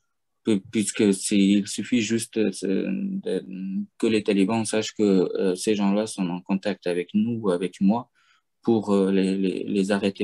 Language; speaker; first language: French; non-native, fluent; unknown